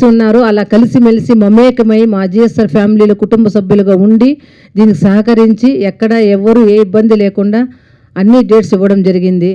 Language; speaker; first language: Telugu; native; Telugu